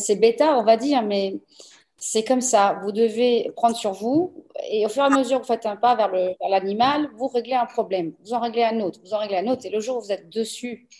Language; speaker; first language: French; early bilingual, other home language; Portuguese